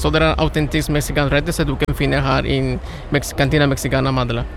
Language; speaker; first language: Norwegian; non-native, learner; Spanish